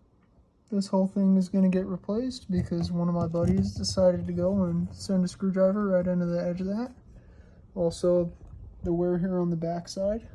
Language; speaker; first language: English; native; English